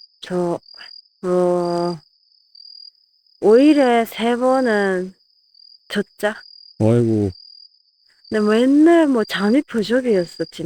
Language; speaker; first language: Korean; non-native, fluent; Japanese